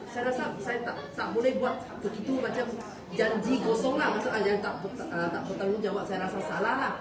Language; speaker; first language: Malay; non-native, local second language; Chinese